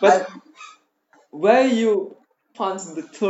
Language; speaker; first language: English; non-native, learner; Indonesian